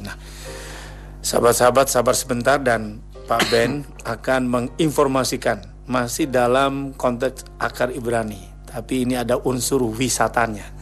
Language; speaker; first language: Indonesian; native; Indonesian